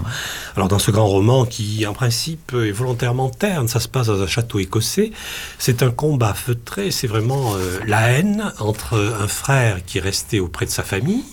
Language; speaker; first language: French; native; French